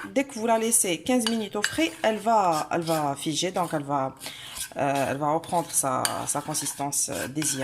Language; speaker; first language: French; non-native, local second language; Arabic